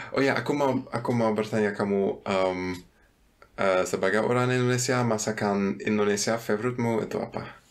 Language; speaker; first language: Indonesian; non-native, fluent; German